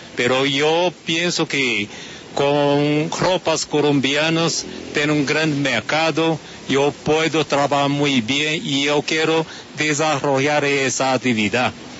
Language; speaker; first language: Spanish; non-native, fluent; Chinese